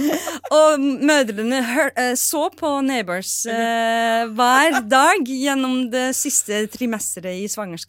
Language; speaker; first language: Norwegian; non-native, fluent; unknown